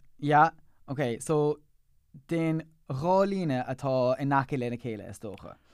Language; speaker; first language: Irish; non-native, local second language; English